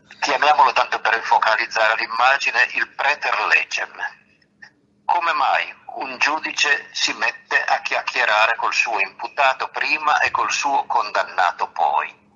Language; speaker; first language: Italian; native; Italian